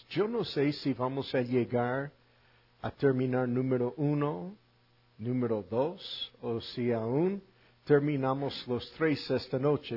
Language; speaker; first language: Spanish; non-native, fluent; English